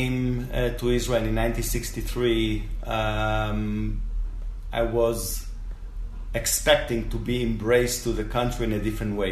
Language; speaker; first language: English; non-native, fluent; Spanish